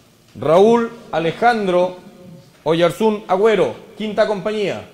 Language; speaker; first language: Spanish; native; Spanish